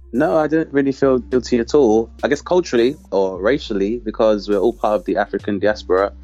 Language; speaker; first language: English; native; English